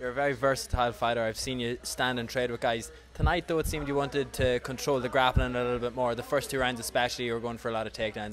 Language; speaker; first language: English; native; English